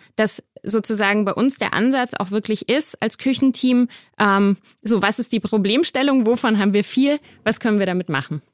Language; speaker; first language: German; native; German